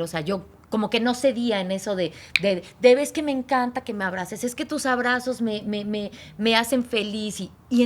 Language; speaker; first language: Spanish; native; Spanish